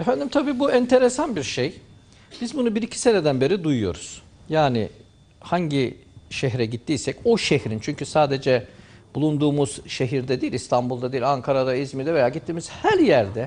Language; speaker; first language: Turkish; native; Turkish